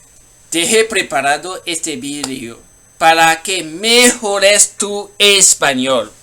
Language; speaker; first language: Spanish; non-native, learner; Haitian Creole